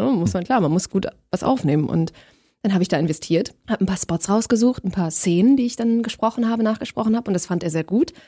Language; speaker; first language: German; native; German